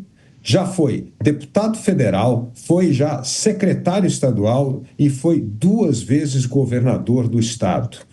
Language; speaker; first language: Portuguese; native; Portuguese